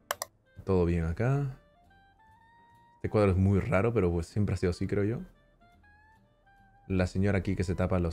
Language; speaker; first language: Spanish; native; Spanish